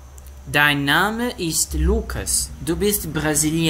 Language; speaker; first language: German; non-native, learner; Portuguese